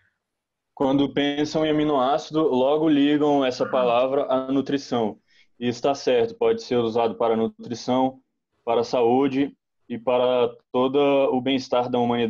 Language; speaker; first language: Spanish; non-native, learner; Portuguese